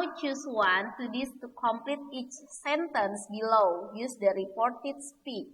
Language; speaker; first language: English; non-native, learner; Indonesian